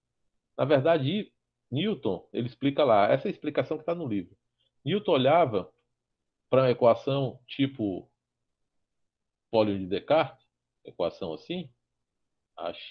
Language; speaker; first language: Portuguese; native; Portuguese